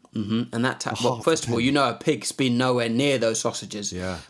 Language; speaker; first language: English; native; English